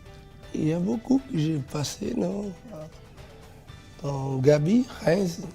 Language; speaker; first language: French; non-native, fluent; Portuguese